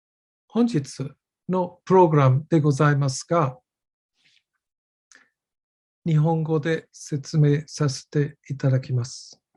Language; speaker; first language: Japanese; non-native, fluent; German